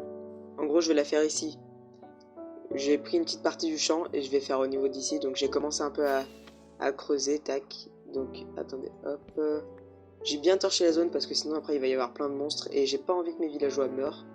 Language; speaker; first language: French; native; French